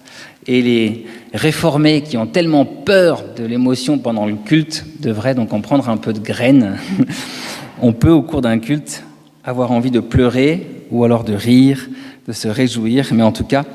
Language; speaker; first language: French; native; French